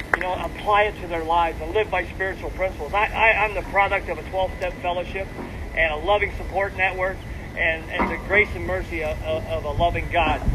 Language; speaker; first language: English; native; English